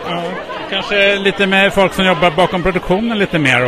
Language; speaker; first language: Swedish; native; Swedish